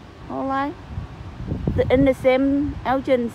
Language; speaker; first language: English; non-native, learner; Vietnamese